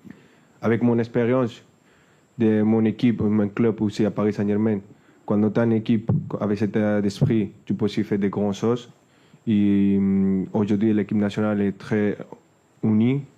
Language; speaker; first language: French; non-native, fluent; Spanish